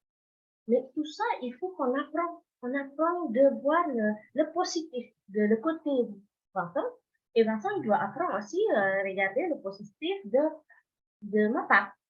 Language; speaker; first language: French; non-native, fluent; Indonesian